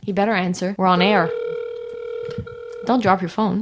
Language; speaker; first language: English; native; English